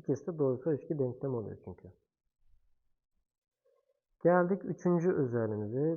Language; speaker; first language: Turkish; native; Turkish